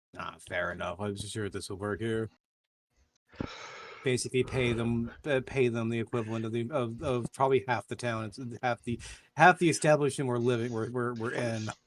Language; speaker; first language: English; native; English